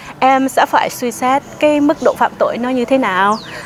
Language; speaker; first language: Vietnamese; early bilingual, other home language; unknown